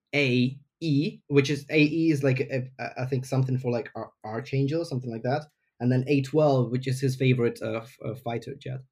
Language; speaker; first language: English; non-native, fluent; Ukrainian